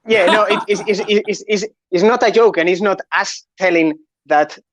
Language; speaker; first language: English; non-native, fluent; Catalan